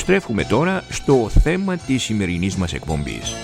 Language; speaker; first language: Greek; native; Greek